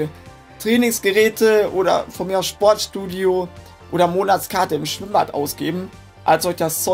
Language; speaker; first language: German; native; German